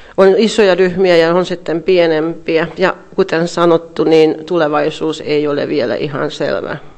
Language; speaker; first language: Finnish; non-native, fluent; Hungarian